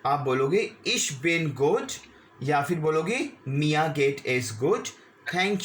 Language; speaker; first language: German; non-native, learner; Hindi